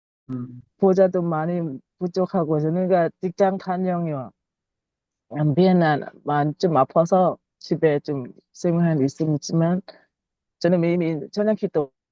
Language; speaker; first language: Korean; non-native, learner; Thai